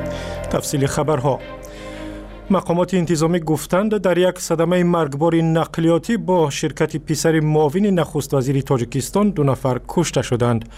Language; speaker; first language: Persian; native; Persian